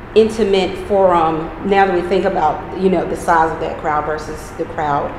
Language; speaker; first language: English; native; English